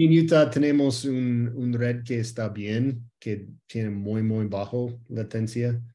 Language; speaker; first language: Spanish; early bilingual, heritage; Spanish